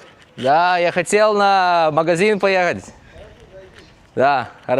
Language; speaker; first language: Russian; non-native, learner; Lithuanian